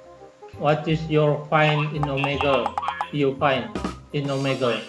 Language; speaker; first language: English; non-native, learner; Indonesian